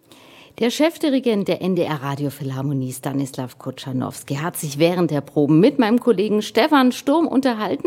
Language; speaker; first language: German; native; German